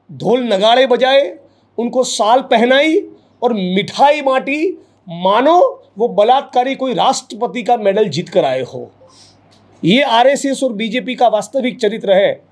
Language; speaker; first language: Hindi; non-native, local second language; Gujarati